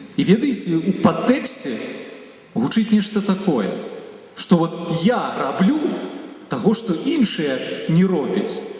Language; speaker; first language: Belarusian; native; Belarusian